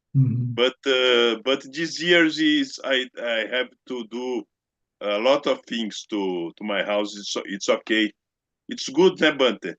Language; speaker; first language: English; non-native, learner; Portuguese